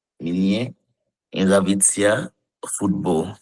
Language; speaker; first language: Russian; non-native, learner; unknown